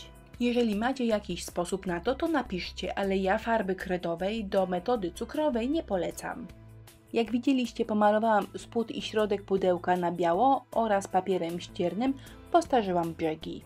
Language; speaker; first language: Polish; native; Polish